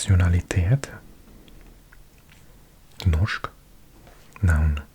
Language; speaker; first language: Norwegian; non-native, learner; English